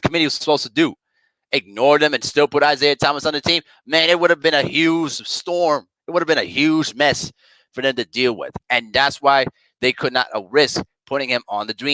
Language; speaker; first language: English; native; English